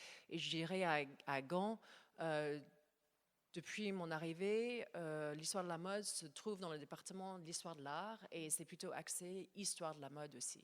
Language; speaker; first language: French; non-native, fluent; English